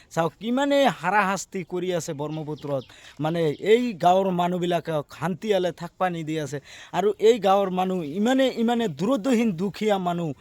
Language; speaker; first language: Assamese; non-native, local second language; Bangla